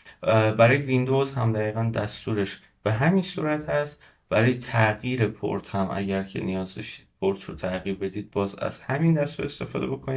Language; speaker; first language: Persian; native; Persian